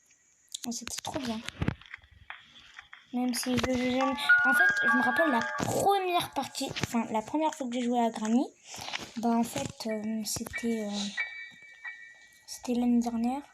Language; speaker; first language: French; native; French